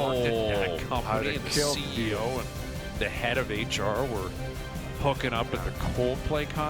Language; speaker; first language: English; native; English